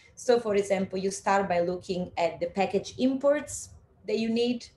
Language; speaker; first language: English; non-native, fluent; Italian